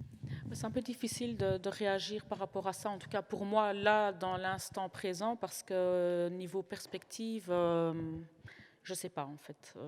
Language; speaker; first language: French; native; French